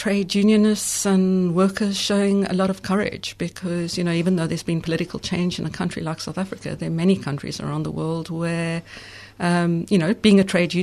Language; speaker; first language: English; native; English